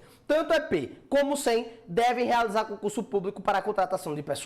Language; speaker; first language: Portuguese; native; Portuguese